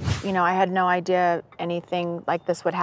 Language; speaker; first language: English; native; English